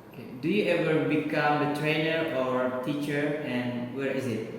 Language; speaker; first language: English; non-native, learner; Indonesian